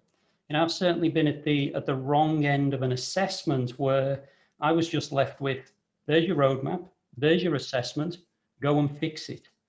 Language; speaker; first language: English; native; English